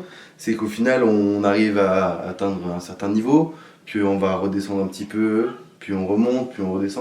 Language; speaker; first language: French; native; French